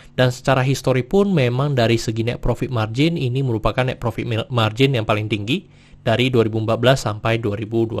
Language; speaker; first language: Indonesian; native; Indonesian